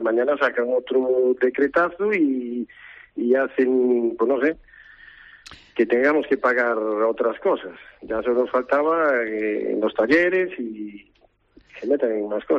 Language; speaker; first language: Spanish; native; Spanish